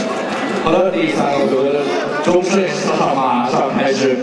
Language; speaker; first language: Chinese; native; Chinese